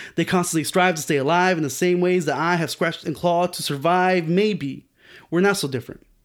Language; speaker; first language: English; early bilingual, other home language; Spanish